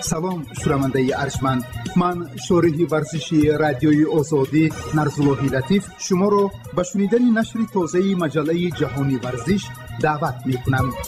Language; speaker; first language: Persian; native; Persian